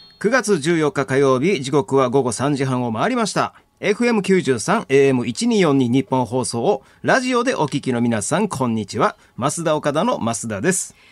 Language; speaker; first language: Japanese; native; Japanese